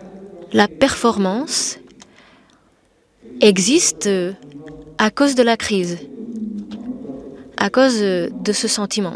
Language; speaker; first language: French; non-native, fluent; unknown